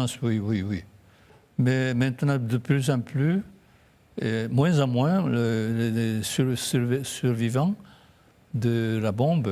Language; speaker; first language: French; non-native, fluent; Japanese